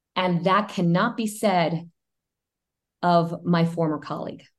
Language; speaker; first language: English; early bilingual, other home language; Spanish